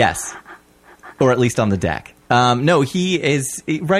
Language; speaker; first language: English; native; English